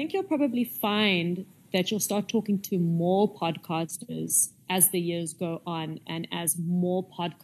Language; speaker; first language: English; native; English